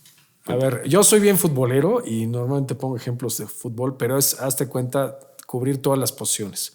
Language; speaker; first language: Spanish; native; Spanish